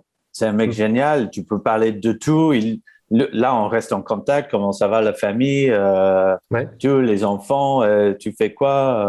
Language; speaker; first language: French; non-native, fluent; English